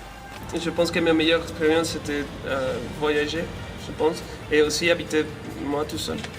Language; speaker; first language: French; non-native, learner; Spanish